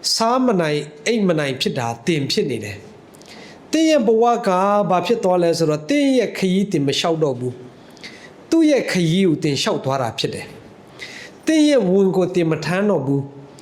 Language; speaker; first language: Burmese; non-native, local second language; Hakha Chin